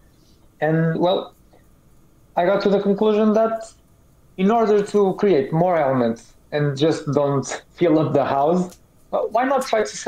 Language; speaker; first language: English; non-native, fluent; Portuguese